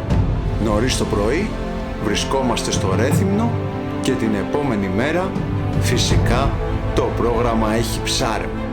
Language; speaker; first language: Greek; native; Greek